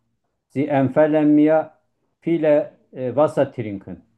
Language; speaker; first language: German; non-native, learner; Turkish